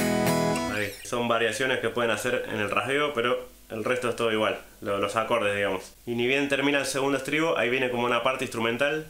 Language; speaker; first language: Spanish; native; Spanish